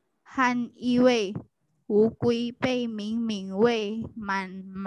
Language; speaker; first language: Chinese; non-native, learner; Indonesian